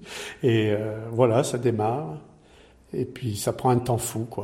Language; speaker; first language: French; native; French